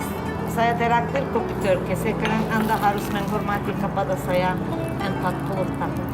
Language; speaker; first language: Indonesian; non-native, fluent; Turkish